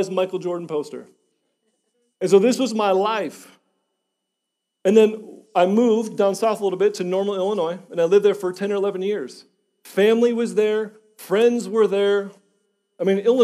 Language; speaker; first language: English; native; English